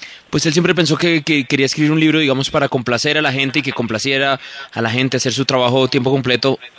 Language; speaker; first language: Spanish; native; Spanish